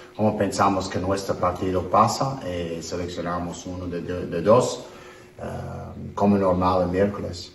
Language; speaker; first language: Spanish; non-native, learner; English